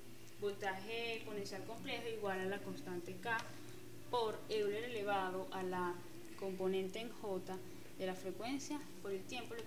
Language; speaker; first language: Spanish; native; Spanish